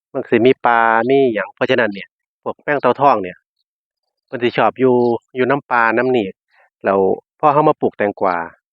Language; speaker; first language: Thai; native; Thai